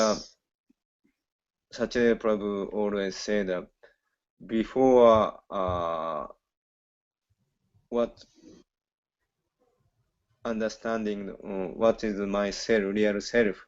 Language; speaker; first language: English; non-native, learner; Japanese